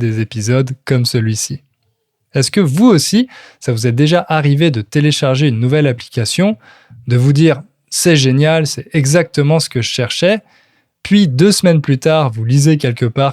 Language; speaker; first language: French; native; French